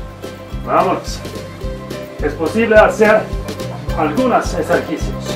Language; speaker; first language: Spanish; non-native, learner; German